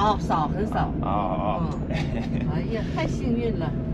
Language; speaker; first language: Chinese; native; Chinese